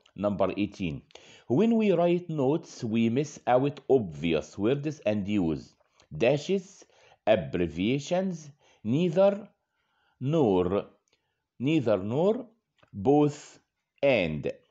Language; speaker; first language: English; non-native, fluent; Arabic